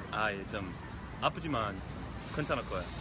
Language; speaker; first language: Korean; non-native, learner; English